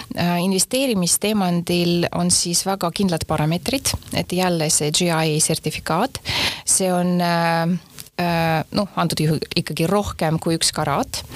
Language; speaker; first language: Estonian; non-native, local second language; Russian